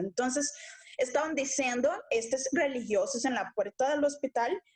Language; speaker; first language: Spanish; non-native, local second language; Portuguese